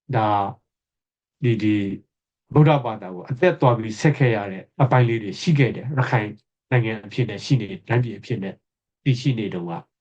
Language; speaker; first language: Burmese; native; Burmese